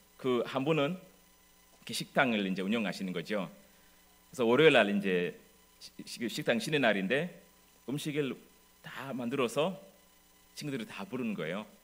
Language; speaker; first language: Korean; non-native, fluent; English